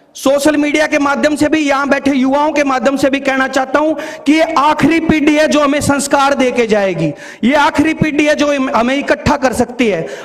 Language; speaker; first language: Hindi; native; Hindi